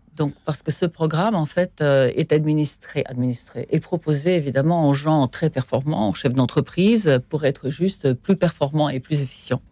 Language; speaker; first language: French; non-native, fluent; Russian